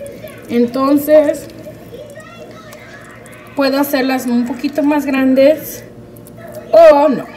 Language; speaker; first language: Spanish; early bilingual, heritage; Spanish